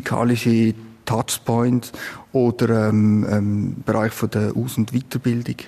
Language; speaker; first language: German; native; German